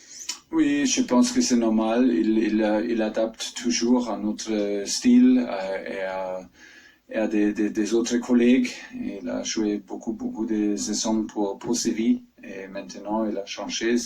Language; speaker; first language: French; non-native, fluent; German